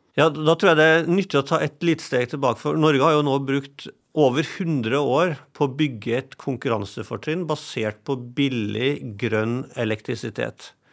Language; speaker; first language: Norwegian; non-native, fluent; German